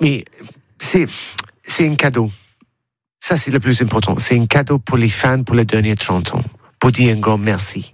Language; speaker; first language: French; non-native, learner; English